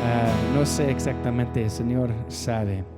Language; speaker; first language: Spanish; non-native, fluent; English